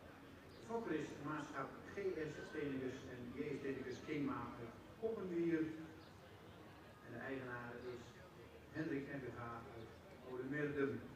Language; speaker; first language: Dutch; native; Dutch